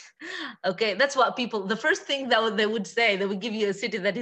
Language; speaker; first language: English; non-native, fluent; Arabic